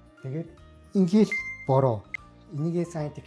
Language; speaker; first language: Mongolian; non-native, fluent; Japanese